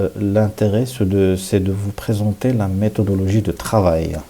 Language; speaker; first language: French; non-native, local second language; Arabic